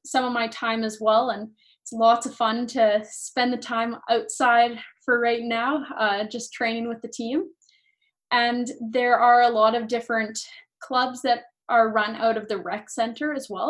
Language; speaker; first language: English; native; English